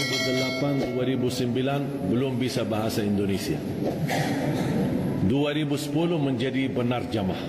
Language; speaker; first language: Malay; non-native, fluent; Arabic